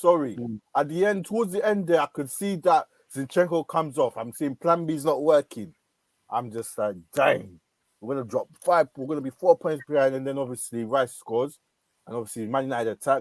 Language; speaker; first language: English; native; English